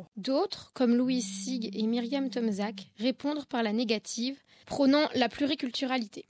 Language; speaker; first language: French; early bilingual, heritage; French